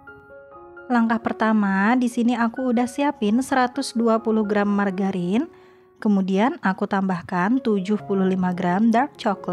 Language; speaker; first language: Indonesian; native; Indonesian